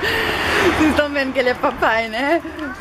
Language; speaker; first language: Portuguese; native; Portuguese